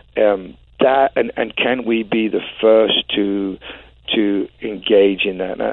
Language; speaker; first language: English; native; English